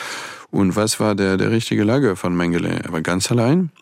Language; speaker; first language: German; non-native, fluent; French